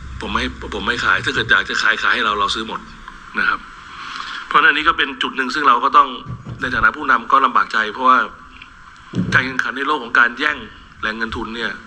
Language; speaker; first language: Thai; native; Thai